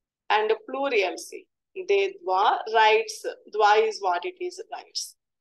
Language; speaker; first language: English; non-native, local second language; Telugu